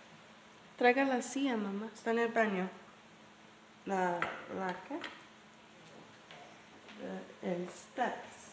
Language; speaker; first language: Spanish; early bilingual, heritage; English